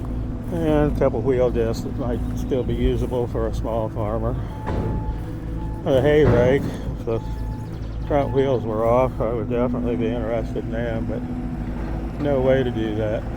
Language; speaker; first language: English; native; English